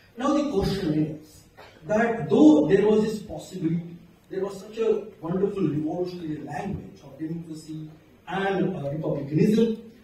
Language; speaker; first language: English; non-native, local second language; Marathi